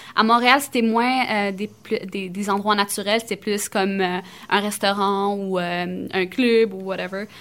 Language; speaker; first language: French; early bilingual, other home language; Arabic